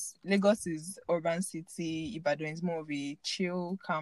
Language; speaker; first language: English; non-native, local second language; Yoruba